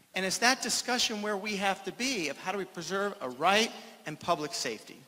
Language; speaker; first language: English; native; English